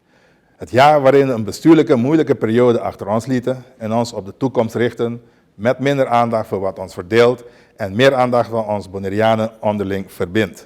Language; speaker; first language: Dutch; non-native, local second language; Papiamento